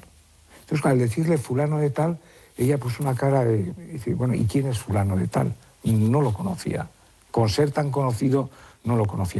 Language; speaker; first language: Spanish; native; Spanish